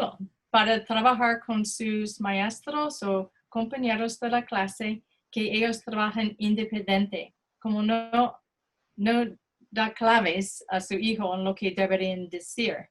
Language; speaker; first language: Spanish; non-native, fluent; English